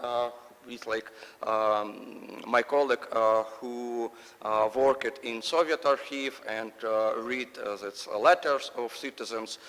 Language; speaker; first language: English; non-native, learner; Russian